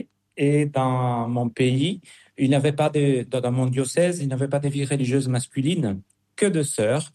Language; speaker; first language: French; non-native, fluent; Spanish